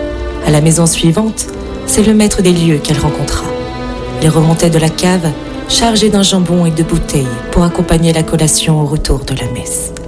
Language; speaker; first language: French; native; French